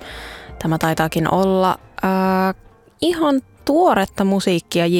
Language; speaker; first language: Finnish; native; Finnish